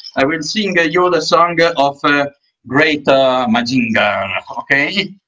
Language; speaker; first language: English; non-native, fluent; Italian